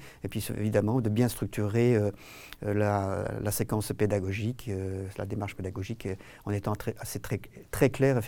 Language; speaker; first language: French; native; French